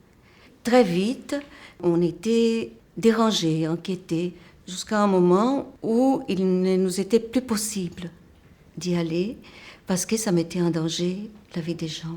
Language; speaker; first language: French; non-native, fluent; Portuguese